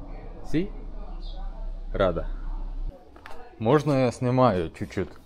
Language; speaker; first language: Russian; non-native, learner; Lithuanian